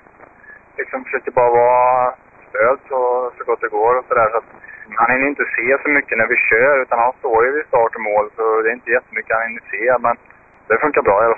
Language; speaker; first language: Swedish; native; Swedish